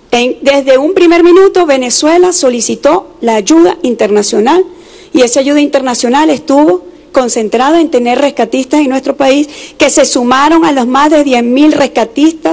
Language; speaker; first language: Spanish; native; Spanish